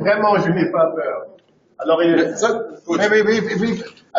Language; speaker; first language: French; non-native, fluent; German